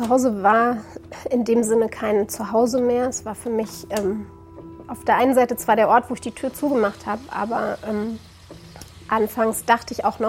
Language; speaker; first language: German; native; German